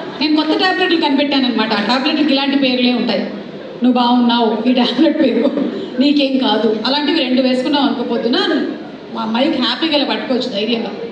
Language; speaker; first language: Telugu; non-native, local second language; Malayalam